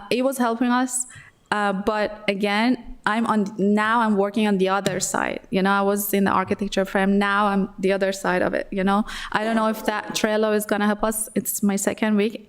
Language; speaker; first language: English; non-native, fluent; Persian